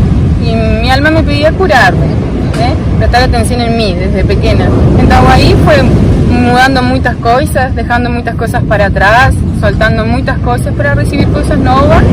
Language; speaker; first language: Portuguese; non-native, learner; Spanish